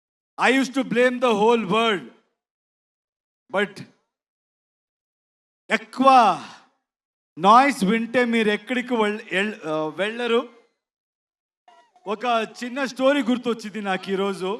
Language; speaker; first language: Telugu; non-native, learner; Kannada